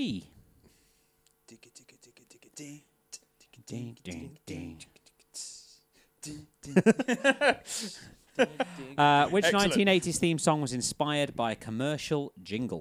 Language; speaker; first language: English; native; English